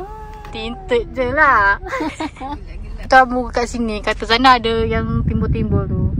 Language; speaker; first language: Malay; native; Malay